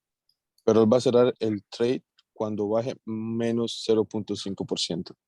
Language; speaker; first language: Spanish; native; Spanish